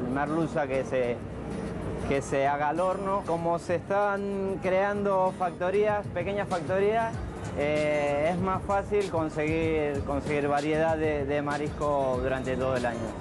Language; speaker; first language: Spanish; native; Spanish